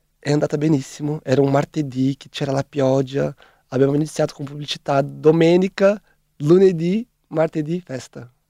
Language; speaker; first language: Italian; non-native, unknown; Portuguese